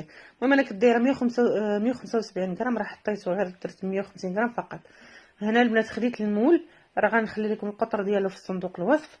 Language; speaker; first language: Arabic; native; Arabic